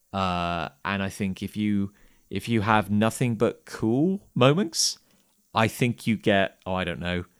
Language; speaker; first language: English; native; English